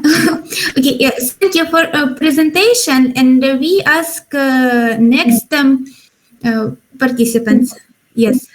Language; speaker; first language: English; non-native, learner; Ukrainian